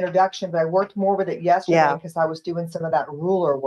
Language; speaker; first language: English; native; English